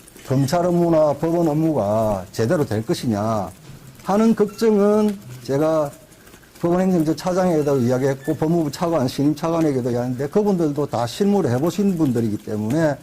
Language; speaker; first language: Korean; native; Korean